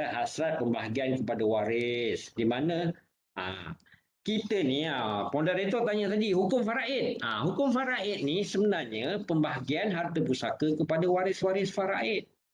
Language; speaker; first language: Malay; native; Malay